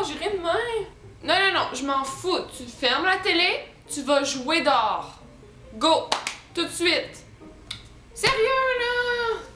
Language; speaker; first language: French; native; French